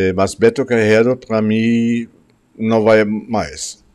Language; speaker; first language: Portuguese; non-native, fluent; German